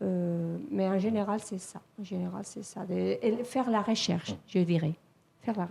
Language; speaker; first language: French; non-native, fluent; Spanish